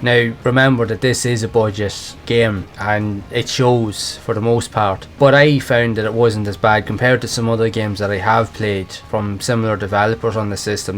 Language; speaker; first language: English; native; English